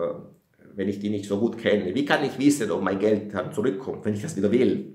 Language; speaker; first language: German; non-native, fluent; Italian